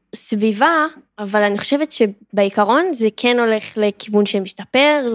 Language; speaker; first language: Hebrew; native; Hebrew